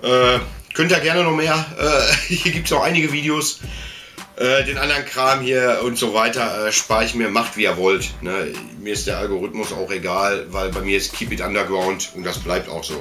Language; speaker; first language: German; native; German